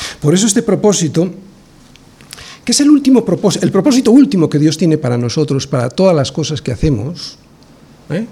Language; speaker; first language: Spanish; native; Spanish